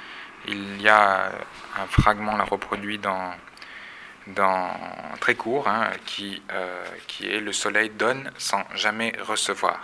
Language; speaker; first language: French; native; French